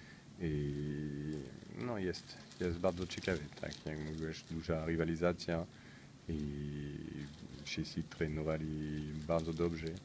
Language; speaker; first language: Polish; non-native, learner; French